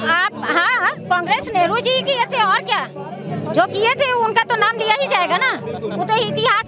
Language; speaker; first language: Hindi; native; Hindi